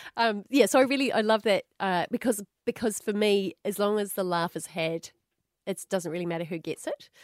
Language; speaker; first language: English; native; English